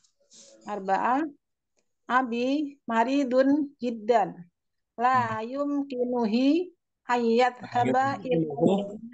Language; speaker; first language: Arabic; non-native, learner; Indonesian